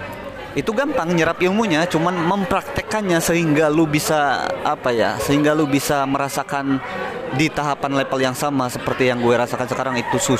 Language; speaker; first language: Indonesian; native; Indonesian